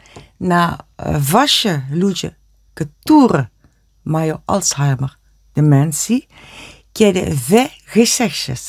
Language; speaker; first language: Polish; non-native, learner; Dutch